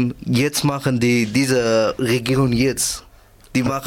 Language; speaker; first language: German; non-native, learner; Persian